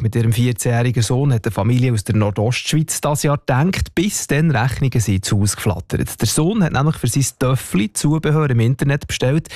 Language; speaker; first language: German; native; German